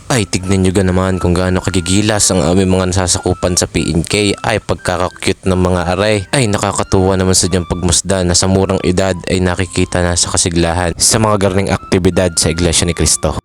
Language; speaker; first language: Filipino; native; Filipino